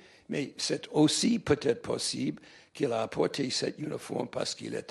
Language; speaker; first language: French; non-native, fluent; English